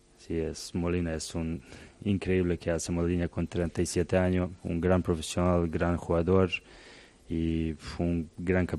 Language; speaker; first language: Spanish; non-native, learner; Serbian